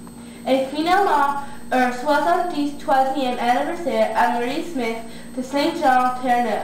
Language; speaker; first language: French; non-native, learner; English